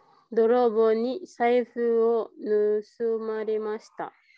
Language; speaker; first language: Japanese; non-native, learner; Indonesian